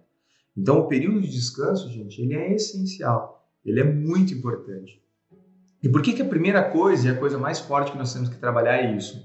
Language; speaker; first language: Portuguese; native; Portuguese